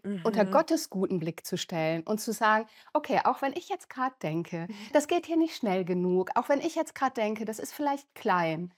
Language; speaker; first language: German; native; German